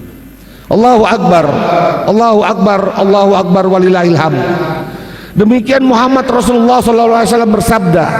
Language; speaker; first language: Indonesian; native; Indonesian